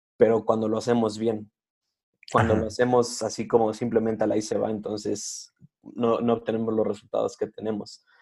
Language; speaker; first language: Spanish; native; Spanish